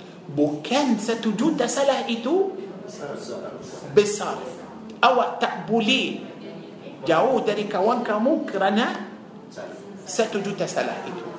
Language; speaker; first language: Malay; non-native, fluent; Arabic